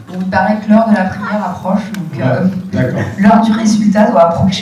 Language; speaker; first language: French; native; French